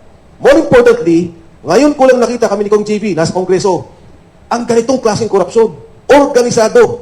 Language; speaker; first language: Filipino; native; Filipino